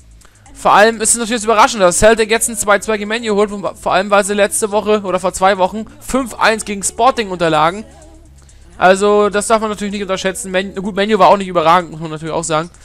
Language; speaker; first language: German; native; German